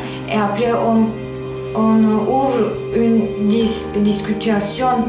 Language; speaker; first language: French; non-native, learner; Turkish